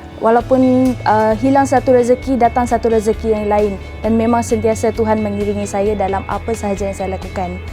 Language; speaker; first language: Malay; non-native, local second language; Iban